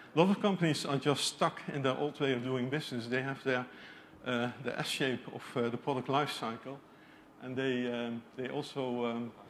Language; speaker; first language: English; non-native, fluent; Dutch